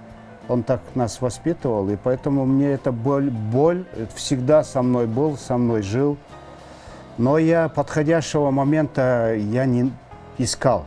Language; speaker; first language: Russian; non-native, local second language; Kyrgyz